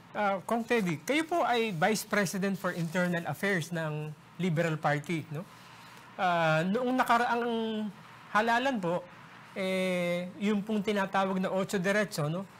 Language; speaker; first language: Filipino; native; Filipino